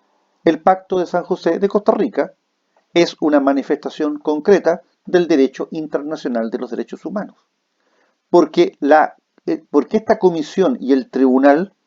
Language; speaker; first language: Spanish; native; Spanish